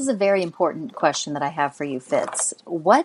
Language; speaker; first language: English; native; English